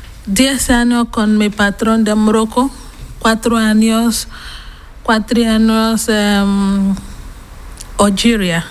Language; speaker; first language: Spanish; non-native, learner; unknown